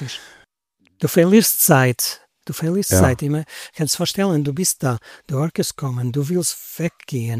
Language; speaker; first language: German; non-native, learner; Portuguese